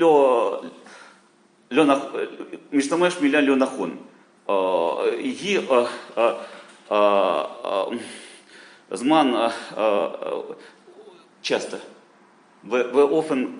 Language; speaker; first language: Hebrew; non-native, learner; Russian